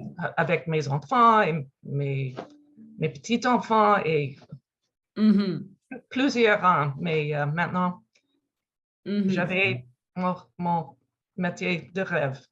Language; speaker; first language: French; non-native, learner; English